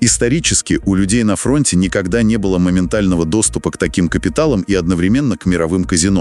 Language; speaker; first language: Russian; native; Russian